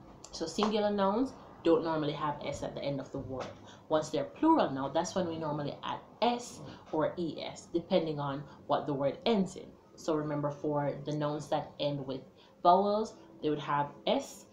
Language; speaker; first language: English; native; English